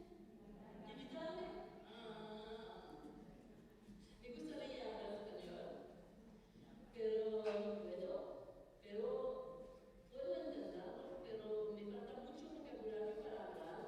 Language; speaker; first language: Spanish; non-native, learner; French